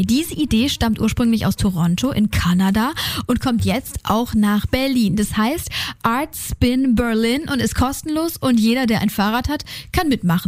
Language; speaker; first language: German; native; German